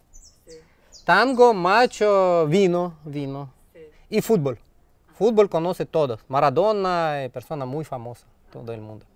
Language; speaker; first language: Spanish; non-native, learner; Russian